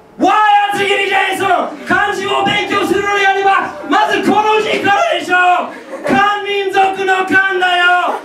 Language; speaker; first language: Japanese; non-native, fluent; English